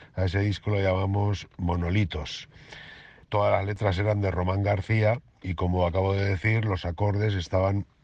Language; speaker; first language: Spanish; native; Spanish